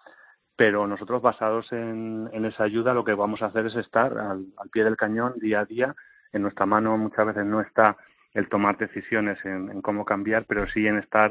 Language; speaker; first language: Spanish; native; Spanish